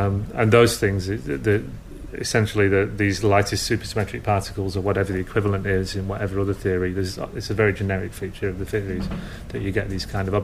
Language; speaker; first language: English; native; English